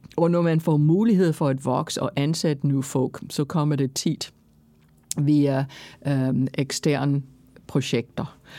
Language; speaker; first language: Danish; non-native, fluent; English